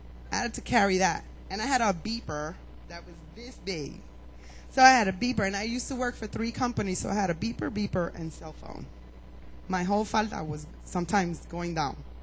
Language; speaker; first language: English; early bilingual, other home language; Spanish